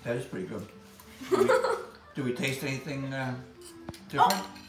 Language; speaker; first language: English; native; English